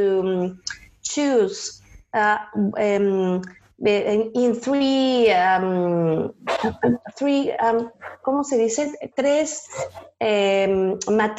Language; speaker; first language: English; non-native, learner; Spanish